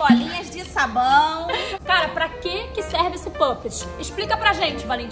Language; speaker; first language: Portuguese; native; Portuguese